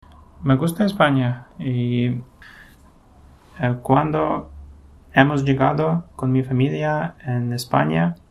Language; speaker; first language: Spanish; non-native, learner; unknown